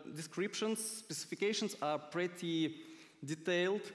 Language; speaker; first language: English; non-native, fluent; Russian